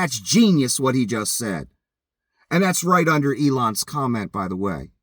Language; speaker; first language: English; native; English